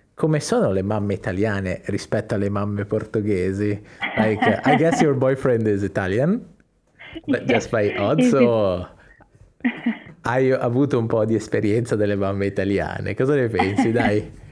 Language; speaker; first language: Italian; native; Italian